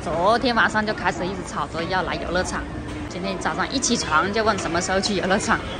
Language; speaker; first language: Chinese; native; Chinese